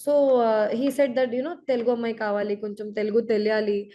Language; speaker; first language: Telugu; non-native, fluent; Hindi